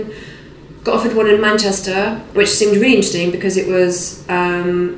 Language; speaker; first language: English; native; English